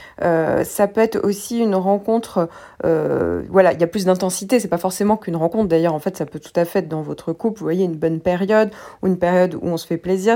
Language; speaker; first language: French; native; French